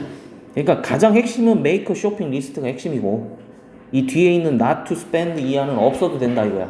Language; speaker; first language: Korean; native; Korean